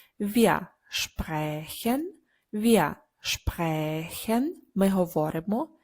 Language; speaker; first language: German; non-native, fluent; Ukrainian